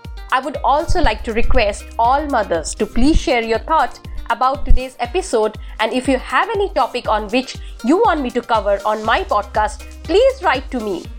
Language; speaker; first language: English; non-native, local second language; Bangla